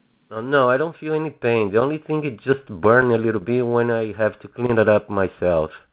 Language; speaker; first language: English; non-native, fluent; Portuguese